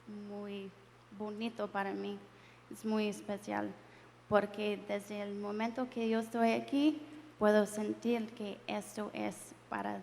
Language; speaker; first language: Spanish; non-native, learner; English